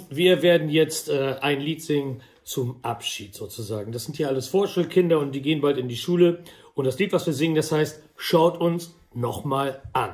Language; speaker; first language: German; native; German